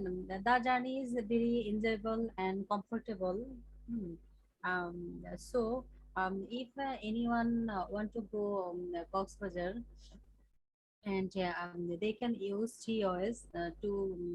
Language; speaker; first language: English; non-native, learner; Bangla